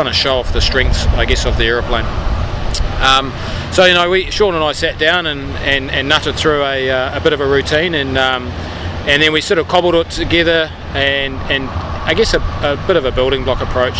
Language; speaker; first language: English; native; English